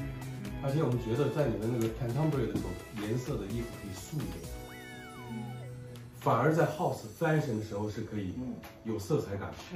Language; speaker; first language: Chinese; native; Chinese